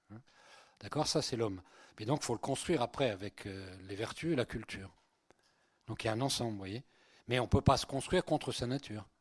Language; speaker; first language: French; early bilingual, other home language; Spanish